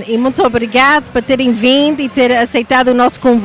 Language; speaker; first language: Portuguese; early bilingual, heritage; Portuguese